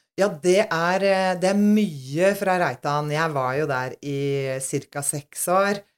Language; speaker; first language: Norwegian; native; Norwegian